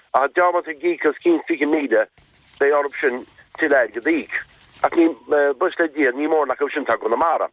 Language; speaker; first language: Irish; native; Irish